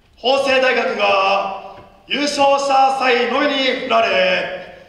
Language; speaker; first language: Japanese; native; Japanese